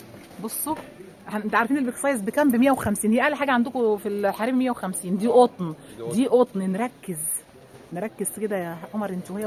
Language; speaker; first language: Arabic; native; Arabic